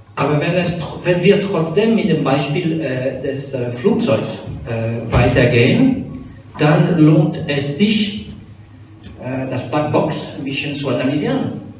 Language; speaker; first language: German; non-native, fluent; French